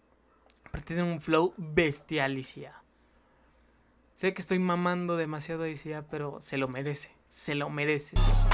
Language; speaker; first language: Spanish; native; Spanish